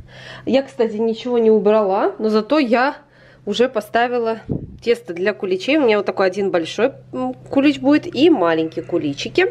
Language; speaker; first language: Russian; native; Russian